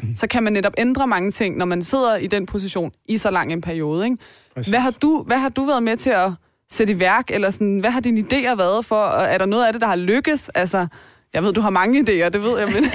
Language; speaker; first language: Danish; early bilingual, other home language; Persian